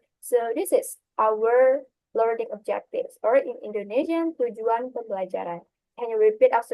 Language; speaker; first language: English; non-native, learner; Indonesian